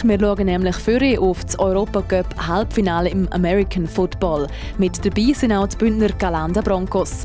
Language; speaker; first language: German; native; German